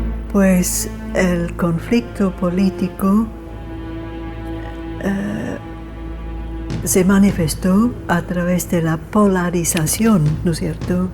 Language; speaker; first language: Spanish; non-native, fluent; English